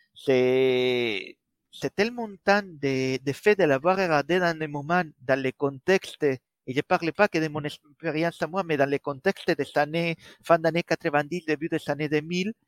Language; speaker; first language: French; non-native, fluent; Spanish